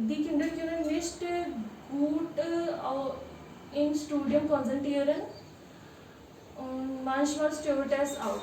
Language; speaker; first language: German; non-native, learner; Hindi